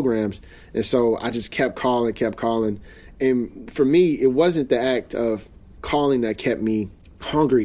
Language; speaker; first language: English; native; English